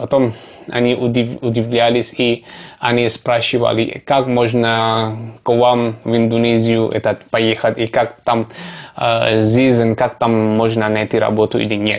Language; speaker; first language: Russian; non-native, learner; Javanese